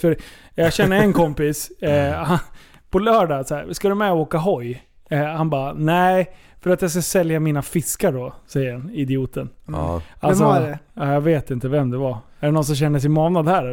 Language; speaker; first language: Swedish; native; Swedish